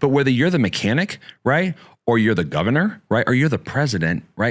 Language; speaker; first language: English; native; English